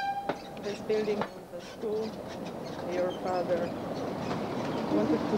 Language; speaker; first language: English; non-native, learner; Polish